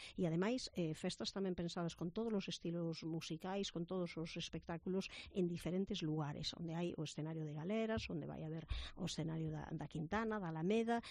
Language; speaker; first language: Galician; native; Galician